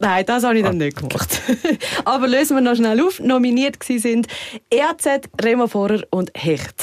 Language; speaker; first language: German; native; German